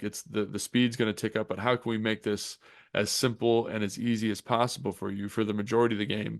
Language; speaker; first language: English; native; English